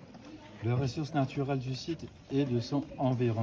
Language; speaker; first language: French; non-native, fluent; German